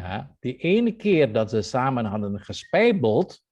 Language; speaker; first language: Dutch; non-native, fluent; Indonesian